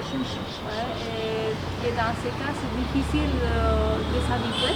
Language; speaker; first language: French; non-native, fluent; Spanish